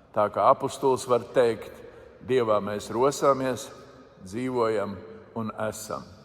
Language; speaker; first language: Latvian; native; Latvian